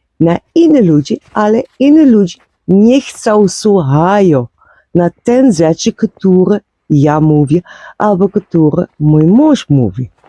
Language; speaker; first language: Polish; non-native, learner; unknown